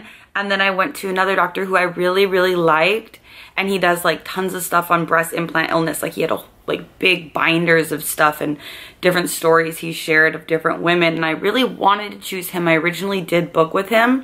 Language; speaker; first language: English; native; English